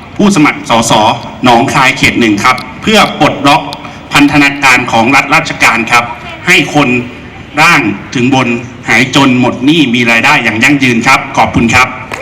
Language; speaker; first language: Thai; native; Thai